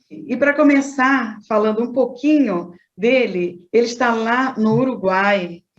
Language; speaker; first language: Portuguese; native; Portuguese